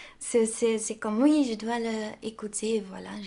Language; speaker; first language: French; non-native, local second language; Dutch